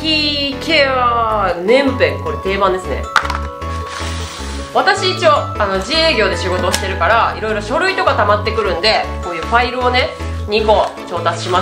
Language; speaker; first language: Japanese; native; Japanese